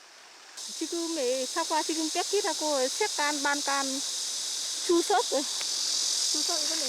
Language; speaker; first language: Korean; non-native, learner; Vietnamese